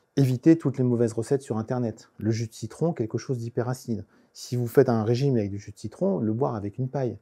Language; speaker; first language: French; native; French